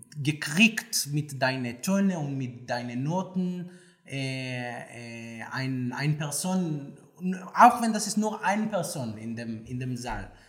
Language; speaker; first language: German; non-native, learner; Hebrew